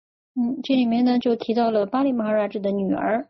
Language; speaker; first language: Chinese; native; Chinese